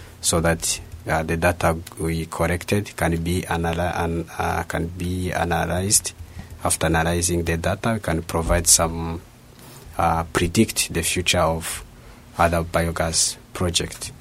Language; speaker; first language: English; non-native, local second language; Kinyarwanda